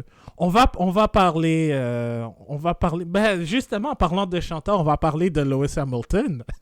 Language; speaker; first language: French; native; French